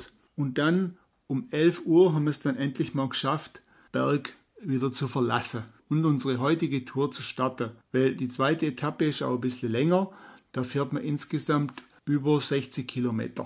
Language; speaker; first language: German; native; German